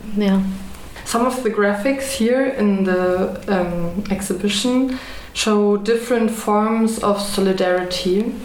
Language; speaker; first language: English; non-native, fluent; German